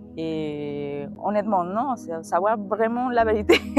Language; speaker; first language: French; non-native, learner; Spanish